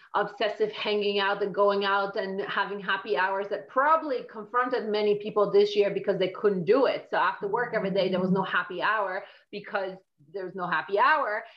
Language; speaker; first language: English; non-native, fluent; Polish